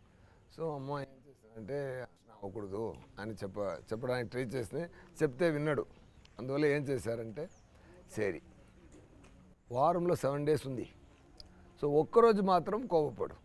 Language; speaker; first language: Telugu; non-native, fluent; Tamil